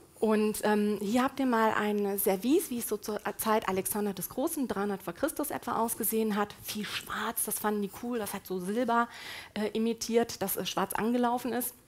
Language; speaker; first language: German; native; German